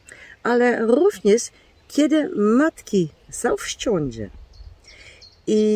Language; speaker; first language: Polish; non-native, learner; Dutch